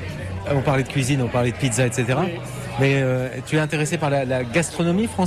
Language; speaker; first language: French; native; French